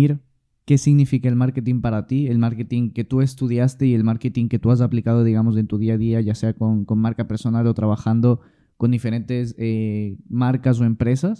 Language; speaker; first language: Spanish; native; Spanish